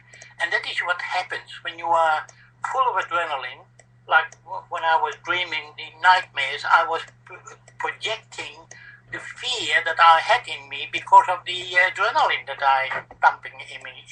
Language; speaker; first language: English; non-native, fluent; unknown